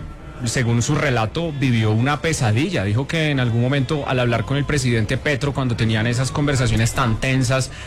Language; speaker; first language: Spanish; native; Spanish